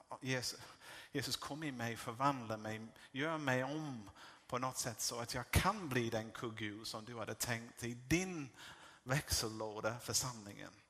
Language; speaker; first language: Swedish; non-native, fluent; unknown